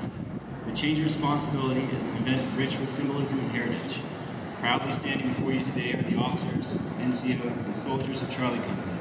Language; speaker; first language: English; native; English